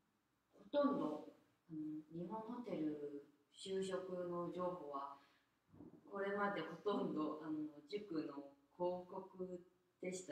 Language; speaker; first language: Japanese; non-native, fluent; Korean